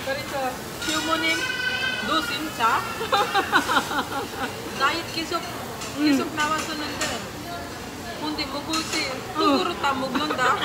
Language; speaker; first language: Korean; non-native, learner; Filipino